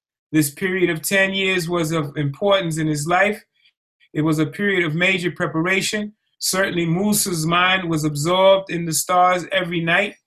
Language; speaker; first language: English; native; English